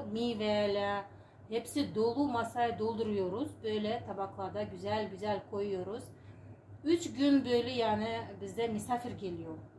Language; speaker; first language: Turkish; non-native, learner; Uzbek